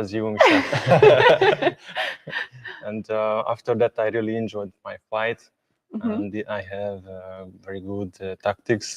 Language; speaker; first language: English; non-native, learner; Hungarian